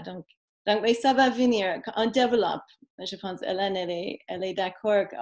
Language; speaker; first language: French; non-native, fluent; English